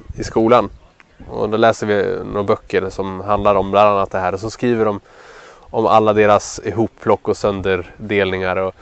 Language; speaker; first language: Swedish; native; Swedish